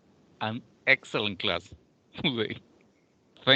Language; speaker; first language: English; non-native, learner; Spanish